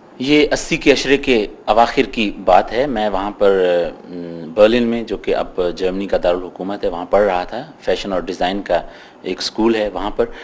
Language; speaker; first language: Urdu; non-native, local second language; Punjabi